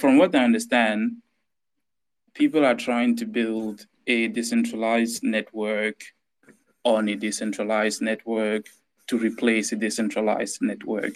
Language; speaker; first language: English; non-native, local second language; French